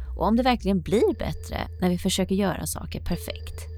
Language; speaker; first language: Swedish; native; Swedish